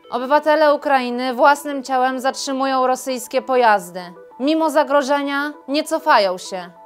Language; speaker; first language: Polish; native; Polish